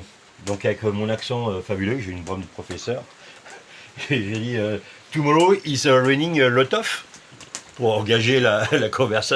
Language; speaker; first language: French; native; French